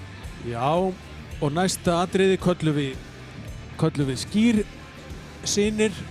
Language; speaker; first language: Icelandic; native; Icelandic